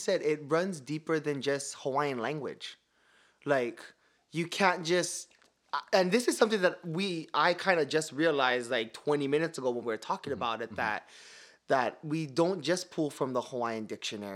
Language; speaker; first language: English; early bilingual, other home language; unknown